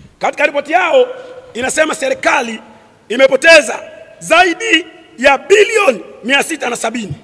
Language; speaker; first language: Swahili; native; Swahili